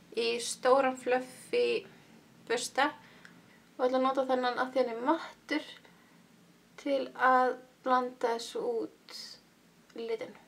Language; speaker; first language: Icelandic; early bilingual, heritage; Icelandic